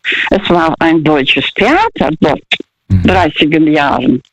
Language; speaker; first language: German; early bilingual, other home language; Russian